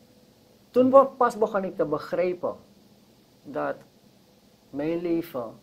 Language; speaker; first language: Dutch; non-native, local second language; Sranan Tongo